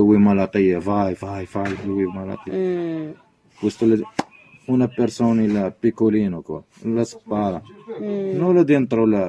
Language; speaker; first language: Italian; non-native, learner; Arabic